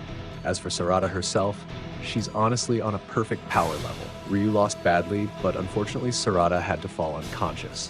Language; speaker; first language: English; non-native, fluent; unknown